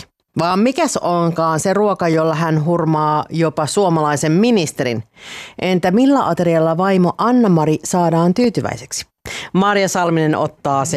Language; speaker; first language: Finnish; native; Finnish